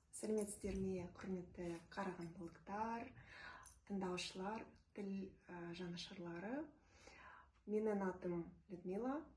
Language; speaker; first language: Kazakh; non-native, local second language; Russian